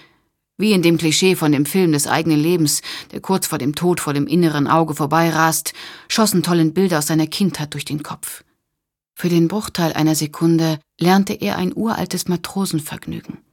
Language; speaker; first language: German; native; German